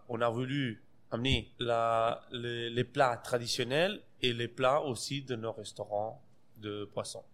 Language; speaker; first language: French; non-native, fluent; Portuguese